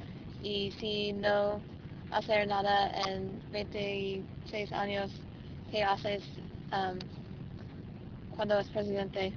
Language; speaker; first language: Spanish; non-native, learner; English